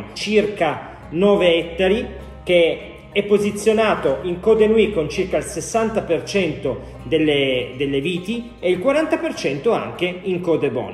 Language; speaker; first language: Italian; native; Italian